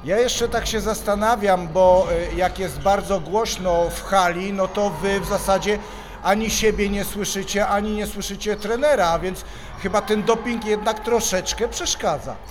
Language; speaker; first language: Polish; native; Polish